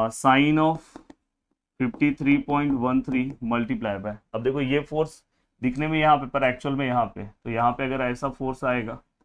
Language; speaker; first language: Hindi; non-native, local second language; Marathi